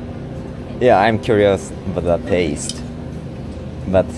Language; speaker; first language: English; non-native, learner; Japanese